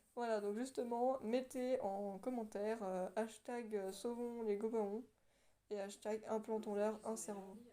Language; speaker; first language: French; native; French